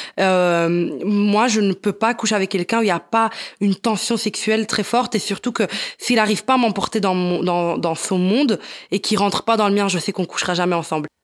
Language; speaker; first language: French; early bilingual, other home language; Italian